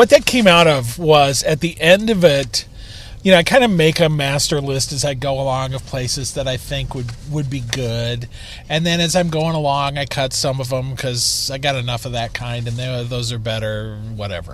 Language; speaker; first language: English; native; English